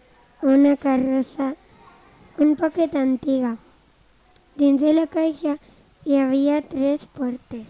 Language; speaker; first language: Catalan; non-native, local second language; Spanish